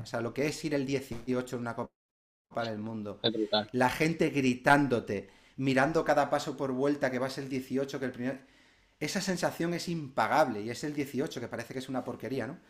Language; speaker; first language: Spanish; native; Spanish